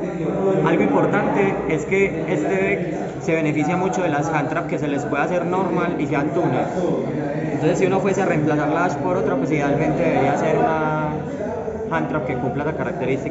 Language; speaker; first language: Spanish; native; Spanish